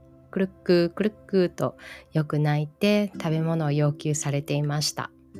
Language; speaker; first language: Japanese; early bilingual, heritage; Japanese